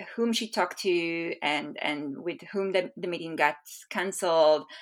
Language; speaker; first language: English; non-native, fluent; Hebrew